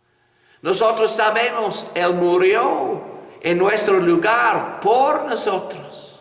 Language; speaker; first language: Spanish; non-native, fluent; English